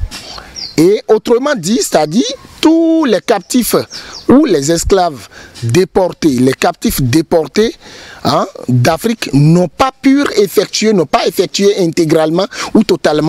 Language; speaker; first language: French; non-native, local second language; Fon